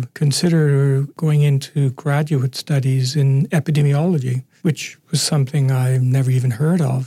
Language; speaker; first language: English; native; English